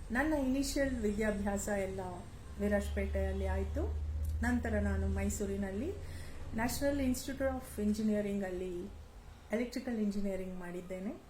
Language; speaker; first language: Kannada; non-native, local second language; Kodava